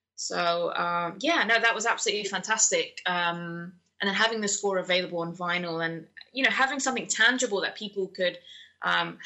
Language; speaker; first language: English; native; English